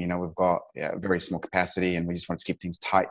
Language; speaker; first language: English; non-native, local second language; Nepali